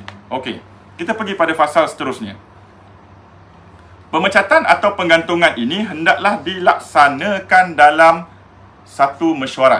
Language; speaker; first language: Malay; native; Malay